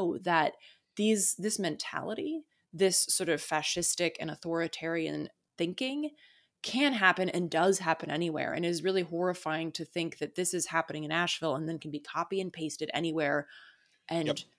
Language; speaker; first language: English; native; English